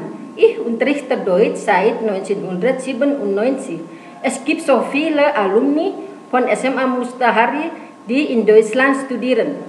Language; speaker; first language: German; non-native, fluent; Indonesian